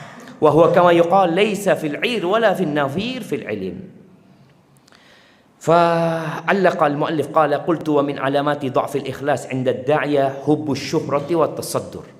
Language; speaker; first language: Arabic; non-native, fluent; Indonesian